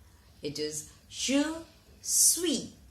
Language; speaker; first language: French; non-native, fluent; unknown